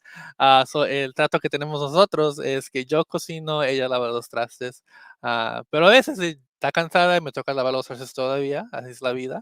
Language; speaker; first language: Spanish; early bilingual, heritage; Spanish